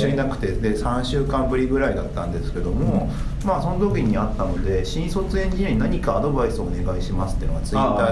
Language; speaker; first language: Japanese; native; Japanese